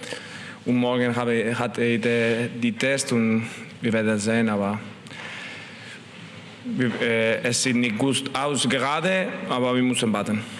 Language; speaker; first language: German; non-native, learner; Spanish